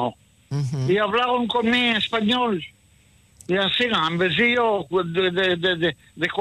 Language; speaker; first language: Spanish; early bilingual, heritage; Ladino